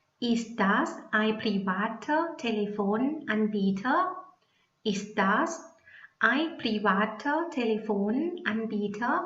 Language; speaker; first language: German; non-native, learner; Thai